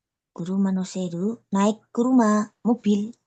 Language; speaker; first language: Japanese; non-native, learner; Indonesian